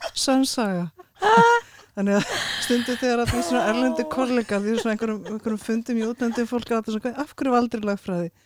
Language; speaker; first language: Icelandic; early bilingual, other home language; Russian